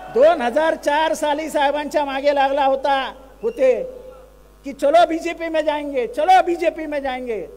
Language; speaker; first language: Hindi; non-native, local second language; Marathi